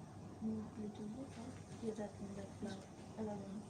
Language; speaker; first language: English; non-native, learner; Nepali